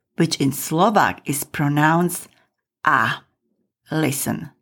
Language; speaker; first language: English; non-native, fluent; Slovak